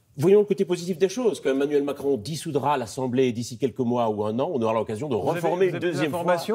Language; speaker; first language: French; native; French